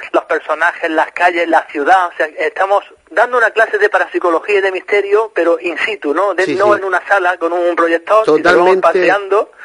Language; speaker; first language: Spanish; native; Spanish